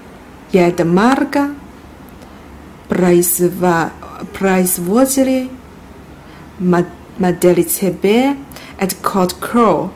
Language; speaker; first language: Russian; non-native, learner; Chinese